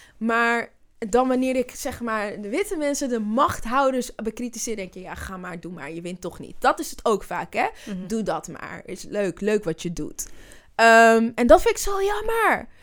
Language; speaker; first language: Dutch; native; Dutch